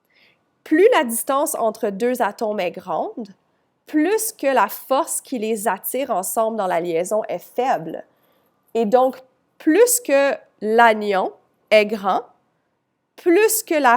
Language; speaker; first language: French; native; French